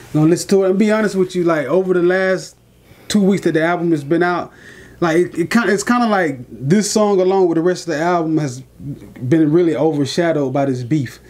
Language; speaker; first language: English; native; English